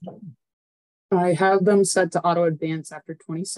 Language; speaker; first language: English; native; English